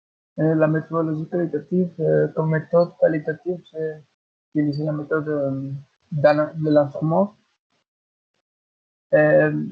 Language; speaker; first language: French; non-native, learner; Spanish